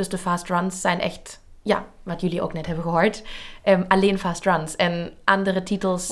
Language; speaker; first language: Dutch; native; Dutch